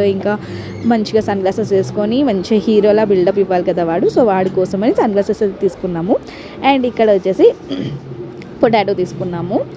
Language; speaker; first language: Telugu; non-native, local second language; Tamil